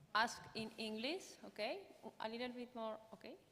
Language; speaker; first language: English; non-native, learner; Spanish